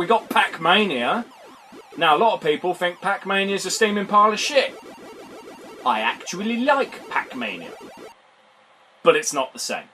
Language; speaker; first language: English; native; English